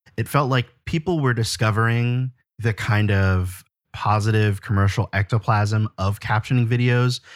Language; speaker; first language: English; native; English